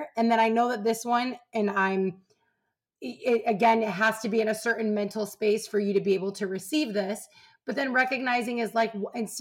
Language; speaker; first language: English; native; English